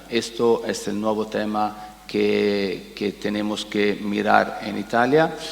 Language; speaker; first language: Spanish; non-native, learner; Italian